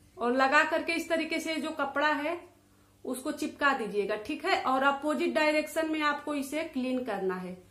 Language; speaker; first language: Hindi; native; Hindi